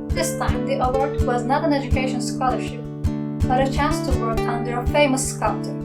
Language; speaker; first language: English; non-native, fluent; Turkish